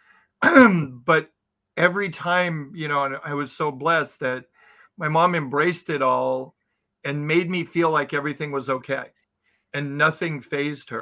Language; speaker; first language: English; native; English